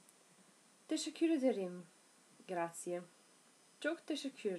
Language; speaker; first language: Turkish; non-native, learner; Italian